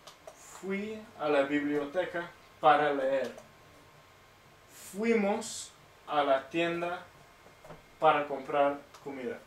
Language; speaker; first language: Spanish; non-native, fluent; English